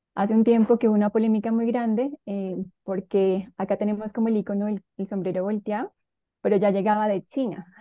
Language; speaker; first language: Spanish; native; Spanish